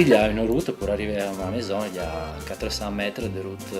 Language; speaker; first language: French; non-native, local second language; Italian